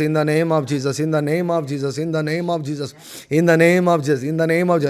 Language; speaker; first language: English; non-native, local second language; Telugu